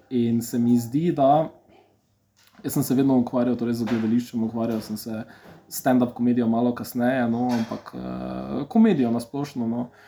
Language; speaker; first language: Slovenian; early bilingual, other home language; Serbian